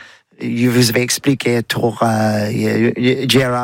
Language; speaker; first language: French; non-native, learner; English